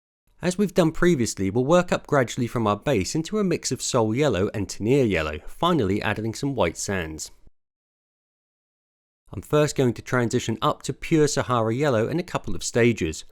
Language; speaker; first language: English; native; English